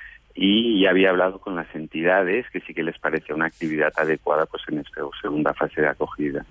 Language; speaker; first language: Spanish; native; Spanish